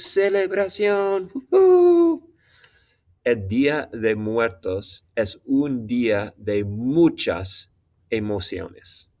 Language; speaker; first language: Spanish; non-native, fluent; English